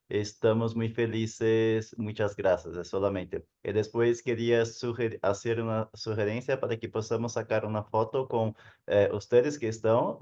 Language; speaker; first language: Spanish; non-native, fluent; Portuguese